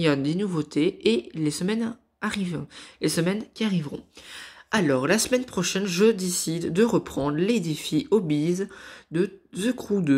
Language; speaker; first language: French; native; French